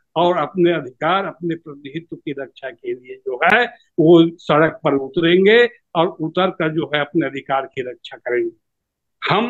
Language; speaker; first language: Hindi; native; Hindi